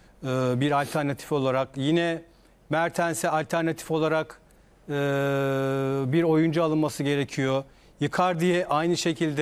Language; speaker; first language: Turkish; native; Turkish